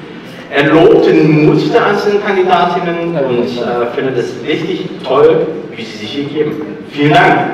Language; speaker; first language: German; native; German